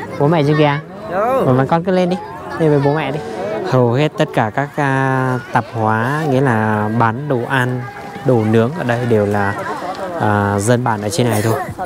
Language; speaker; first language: Vietnamese; non-native, local second language; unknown